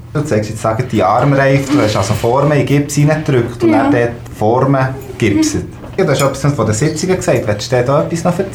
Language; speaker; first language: German; native; German